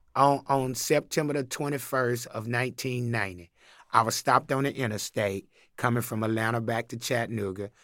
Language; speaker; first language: English; native; English